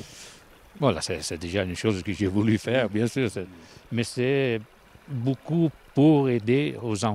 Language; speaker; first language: French; non-native, local second language; Italian